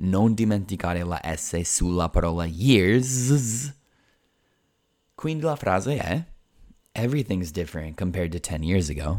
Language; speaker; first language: Italian; non-native, fluent; English